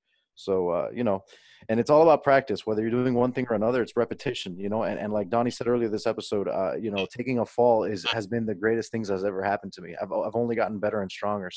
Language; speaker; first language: English; native; English